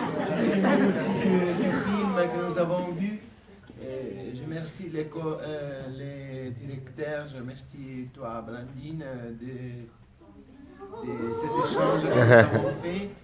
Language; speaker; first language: French; non-native, fluent; Italian